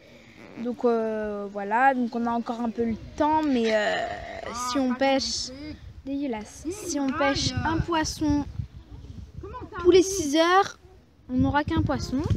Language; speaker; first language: French; native; French